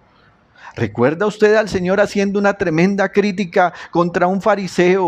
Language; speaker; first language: Spanish; native; Spanish